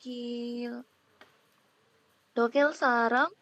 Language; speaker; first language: Korean; non-native, learner; Indonesian